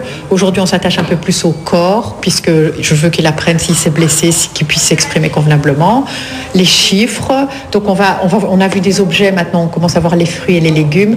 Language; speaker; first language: French; native; French